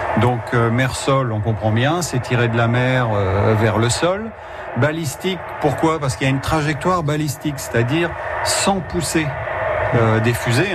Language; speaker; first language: French; native; French